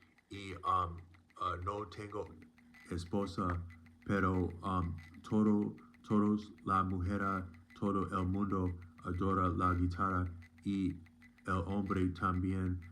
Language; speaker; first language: Spanish; non-native, learner; English